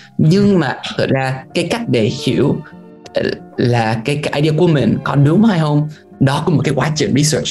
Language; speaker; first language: Vietnamese; non-native, fluent; English